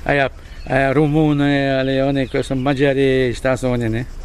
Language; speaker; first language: German; non-native, learner; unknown